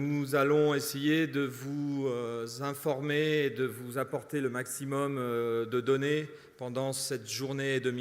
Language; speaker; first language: French; native; French